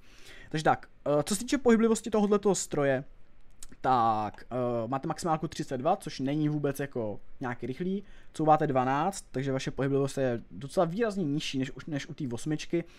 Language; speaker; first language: Czech; native; Czech